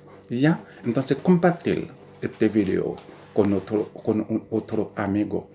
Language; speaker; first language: Spanish; non-native, learner; Haitian Creole